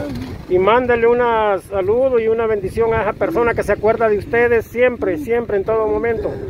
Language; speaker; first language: Spanish; native; Spanish